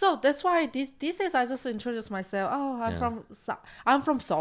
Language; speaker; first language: English; non-native, learner; Korean